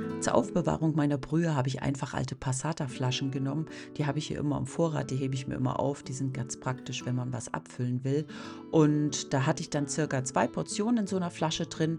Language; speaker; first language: German; native; German